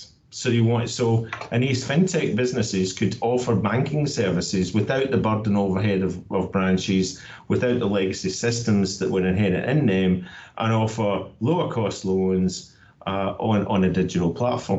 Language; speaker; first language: English; native; English